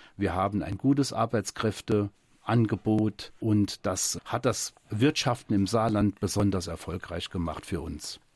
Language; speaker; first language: German; early bilingual, other home language; Italian